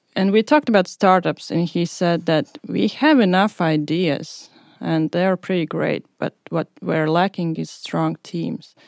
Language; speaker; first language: English; non-native, fluent; Latvian